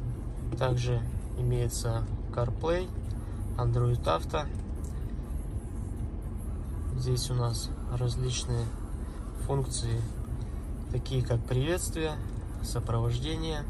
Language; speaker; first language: Russian; native; Russian